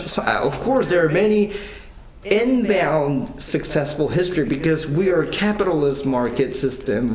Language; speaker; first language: English; non-native, fluent; Korean